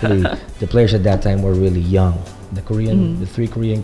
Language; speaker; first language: English; non-native, local second language; Filipino